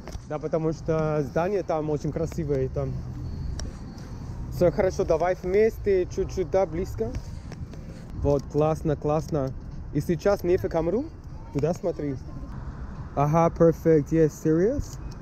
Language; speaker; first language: Russian; non-native, learner; English